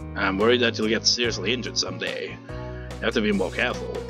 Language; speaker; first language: English; native; English